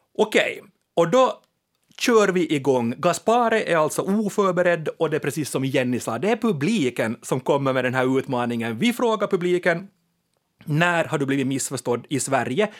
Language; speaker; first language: Swedish; native; Swedish